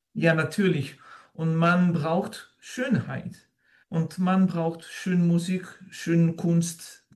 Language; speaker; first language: German; non-native, fluent; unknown